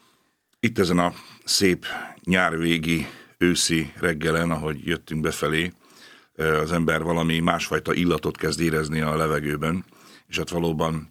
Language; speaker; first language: Hungarian; native; Hungarian